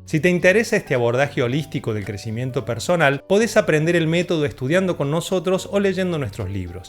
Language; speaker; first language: Spanish; native; Spanish